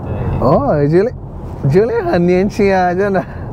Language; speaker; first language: Chinese; non-native, learner; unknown